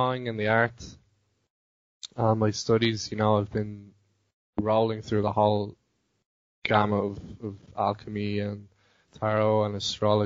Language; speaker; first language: English; native; English